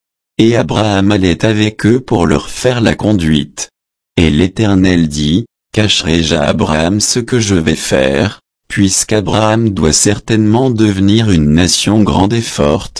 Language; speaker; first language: French; native; French